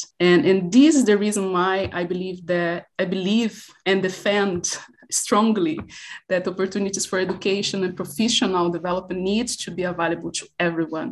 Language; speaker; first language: English; non-native, fluent; Portuguese